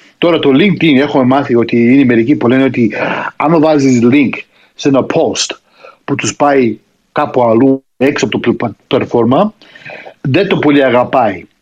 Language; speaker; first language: Greek; early bilingual, heritage; Greek